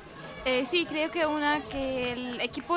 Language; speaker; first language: Spanish; non-native, learner; Arabic